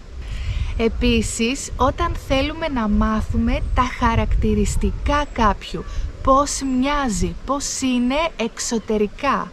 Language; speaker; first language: Greek; native; Greek